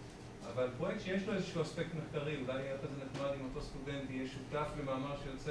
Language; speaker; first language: Hebrew; native; Hebrew